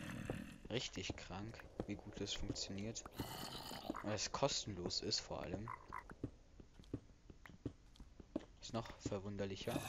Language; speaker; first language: German; native; German